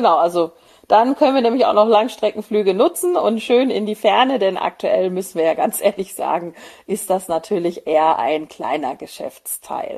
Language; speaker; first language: German; native; German